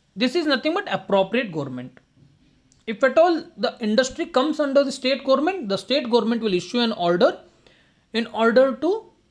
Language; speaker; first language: English; non-native, local second language; Kannada